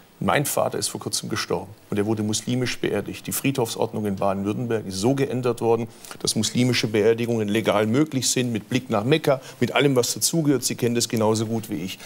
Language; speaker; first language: German; early bilingual, other home language; Turkish